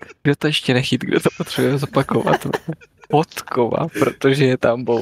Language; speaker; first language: Czech; native; Czech